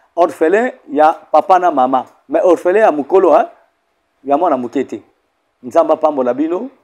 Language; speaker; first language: Lingala; non-native, local second language; Kongo